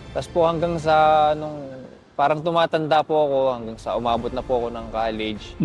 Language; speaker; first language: Filipino; native; Filipino